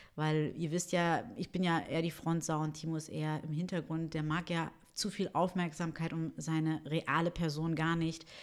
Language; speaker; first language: German; early bilingual, other home language; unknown